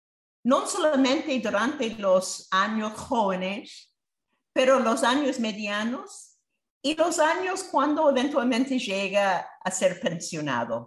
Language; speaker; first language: Spanish; non-native, fluent; English